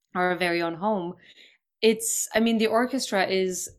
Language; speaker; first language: English; non-native, fluent; Serbian